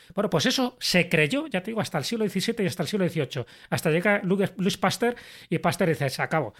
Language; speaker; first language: Spanish; native; Spanish